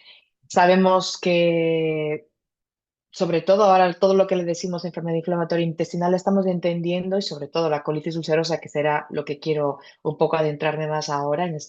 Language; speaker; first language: Spanish; native; Spanish